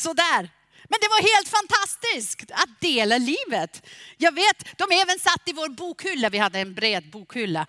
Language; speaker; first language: Swedish; non-native, fluent; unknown